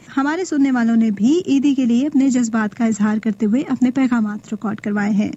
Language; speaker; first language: Urdu; native; Urdu